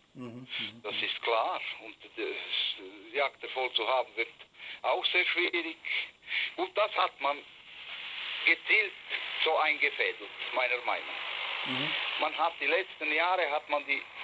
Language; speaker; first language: German; non-native, local second language; Romansh